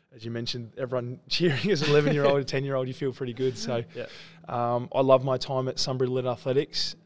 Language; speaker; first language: English; native; English